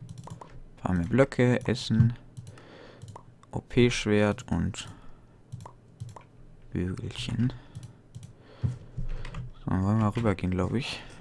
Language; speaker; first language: German; native; German